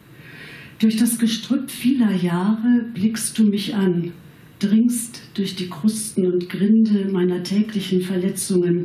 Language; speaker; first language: German; native; German